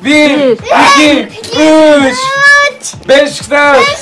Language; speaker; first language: Turkish; non-native, learner; Japanese